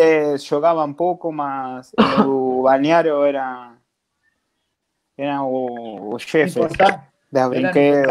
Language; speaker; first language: Portuguese; non-native, fluent; Spanish